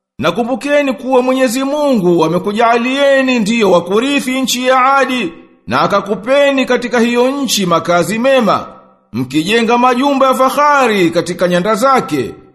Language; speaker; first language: Swahili; native; Swahili